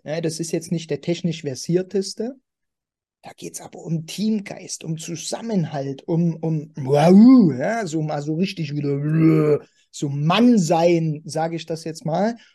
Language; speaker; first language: German; native; German